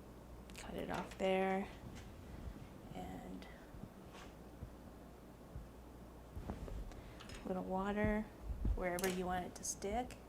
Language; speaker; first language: English; native; English